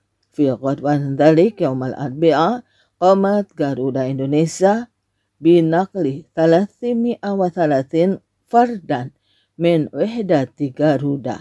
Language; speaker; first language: Arabic; non-native, fluent; Indonesian